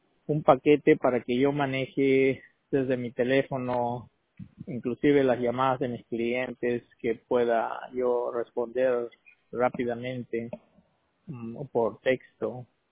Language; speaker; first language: Spanish; native; Spanish